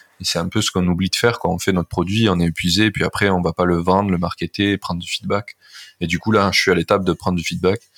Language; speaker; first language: French; native; French